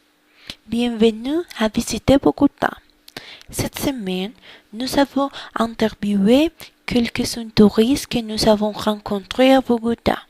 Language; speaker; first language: French; non-native, learner; Spanish